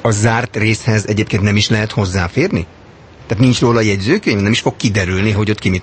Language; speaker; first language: Hungarian; native; Hungarian